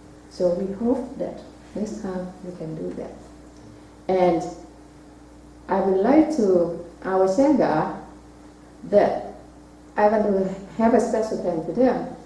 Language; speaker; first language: English; non-native, learner; Vietnamese